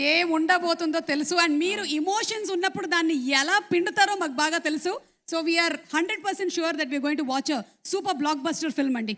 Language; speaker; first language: Telugu; native; Telugu